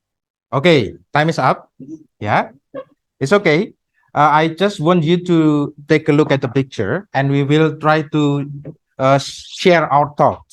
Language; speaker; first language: English; non-native, fluent; Indonesian